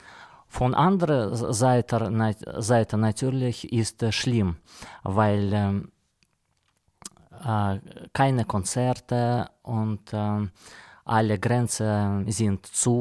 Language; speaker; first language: German; non-native, learner; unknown